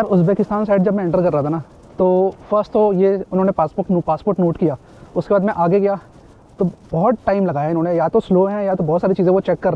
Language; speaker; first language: Hindi; native; Hindi